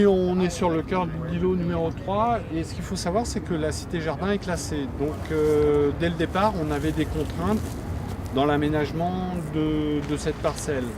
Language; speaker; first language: French; native; French